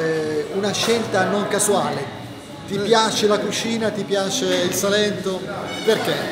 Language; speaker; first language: Italian; native; Italian